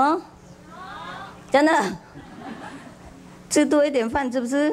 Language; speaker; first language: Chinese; non-native, fluent; Vietnamese